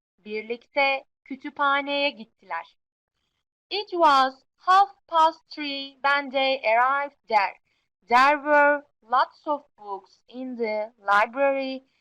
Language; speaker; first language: English; non-native, fluent; Turkish